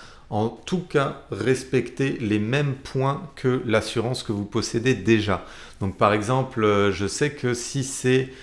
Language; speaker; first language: French; native; French